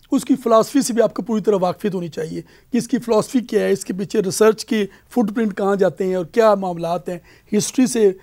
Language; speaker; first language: Urdu; native; Urdu